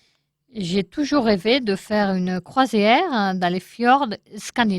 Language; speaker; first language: French; non-native, learner; Spanish